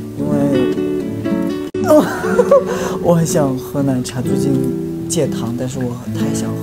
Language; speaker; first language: Chinese; non-native, learner; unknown